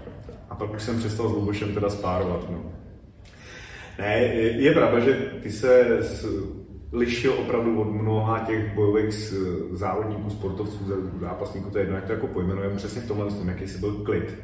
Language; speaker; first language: Czech; native; Czech